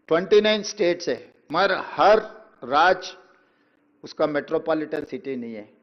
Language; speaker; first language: Hindi; non-native, local second language; Telugu